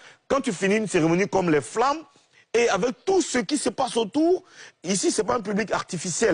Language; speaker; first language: French; native; French